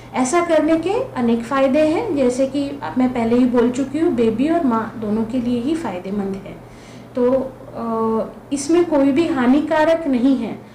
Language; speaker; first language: Hindi; non-native, local second language; Marathi